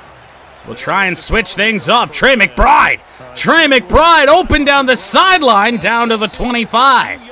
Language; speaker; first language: English; native; English